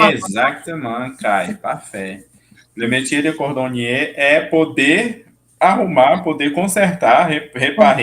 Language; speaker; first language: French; non-native, fluent; Portuguese